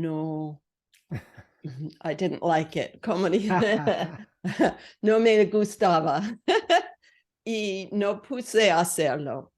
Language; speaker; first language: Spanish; non-native, learner; English